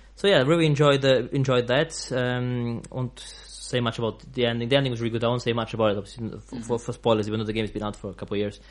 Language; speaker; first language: English; non-native, fluent; Portuguese